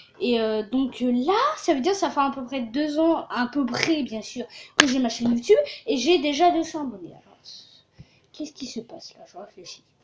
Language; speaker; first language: French; native; French